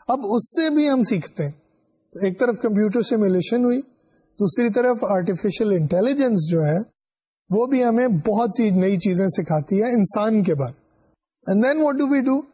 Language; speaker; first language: Urdu; non-native, local second language; Punjabi